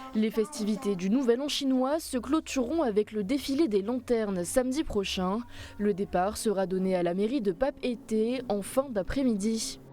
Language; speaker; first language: French; native; French